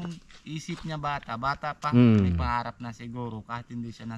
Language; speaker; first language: Filipino; non-native, fluent; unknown